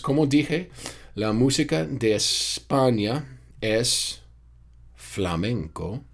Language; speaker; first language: Spanish; non-native, fluent; English